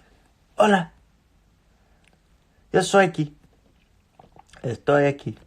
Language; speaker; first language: Spanish; non-native, learner; English